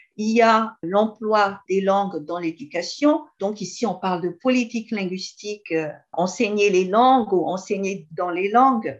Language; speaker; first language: French; non-native, local second language; Malagasy